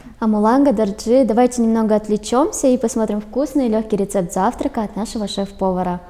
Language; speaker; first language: Russian; native; Russian